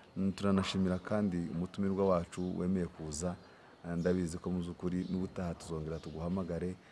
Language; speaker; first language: Kinyarwanda; native; Kinyarwanda